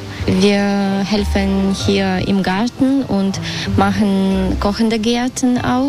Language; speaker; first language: German; non-native, fluent; Belarusian